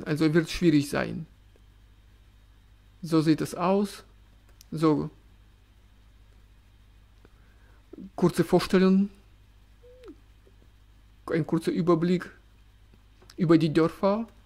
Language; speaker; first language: German; non-native, fluent; Russian